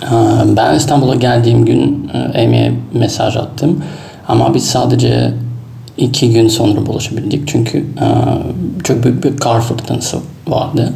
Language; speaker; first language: Turkish; non-native, fluent; Russian